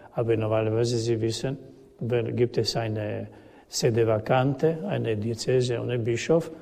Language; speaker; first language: German; non-native, learner; Croatian